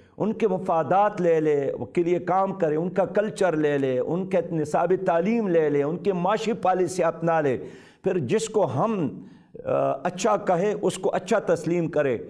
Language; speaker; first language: Urdu; non-native, local second language; Pashto